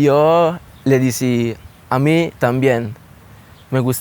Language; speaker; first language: Spanish; non-native, learner; Italian